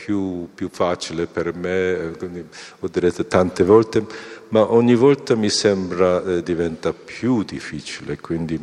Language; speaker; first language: Italian; non-native, fluent; Korean